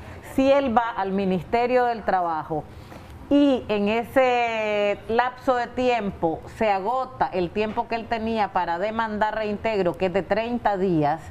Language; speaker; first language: Spanish; native; Spanish